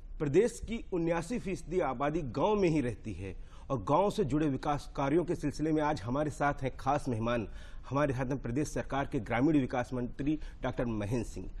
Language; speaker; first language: Hindi; native; Hindi